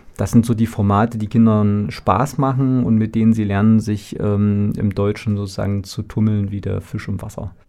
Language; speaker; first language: German; native; German